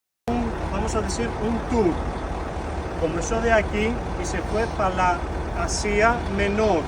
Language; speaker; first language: Spanish; non-native, fluent; Greek